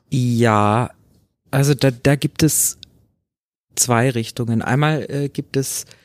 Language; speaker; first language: German; native; German